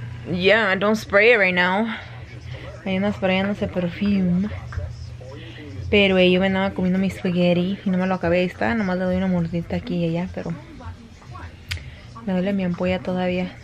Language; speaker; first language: Spanish; early bilingual, heritage; Spanish